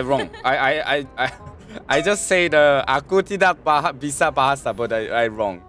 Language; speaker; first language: English; non-native, learner; Korean